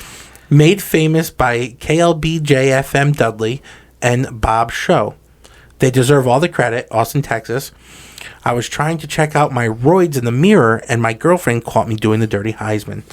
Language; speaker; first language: English; native; English